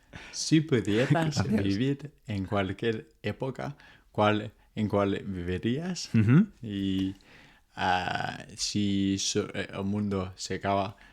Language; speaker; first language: Spanish; non-native, fluent; English